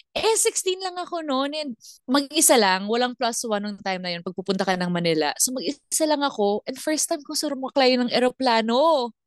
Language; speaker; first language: Filipino; non-native, local second language; Cebuano